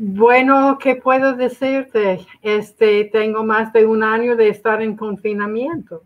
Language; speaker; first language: Spanish; non-native, fluent; English